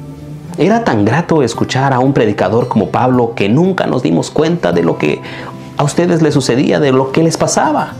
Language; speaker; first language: Spanish; native; Spanish